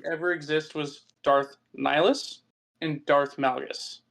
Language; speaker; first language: English; native; English